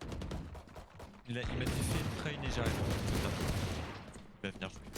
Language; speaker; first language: French; native; French